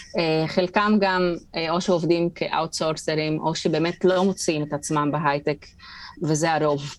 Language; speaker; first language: Hebrew; non-native, local second language; Arabic